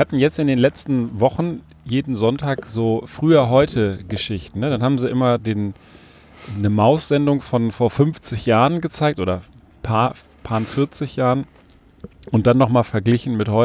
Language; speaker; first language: German; native; German